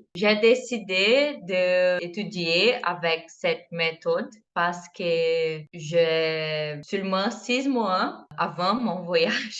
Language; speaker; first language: French; non-native, learner; Portuguese